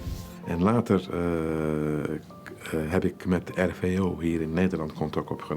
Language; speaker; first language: Dutch; non-native, fluent; Turkish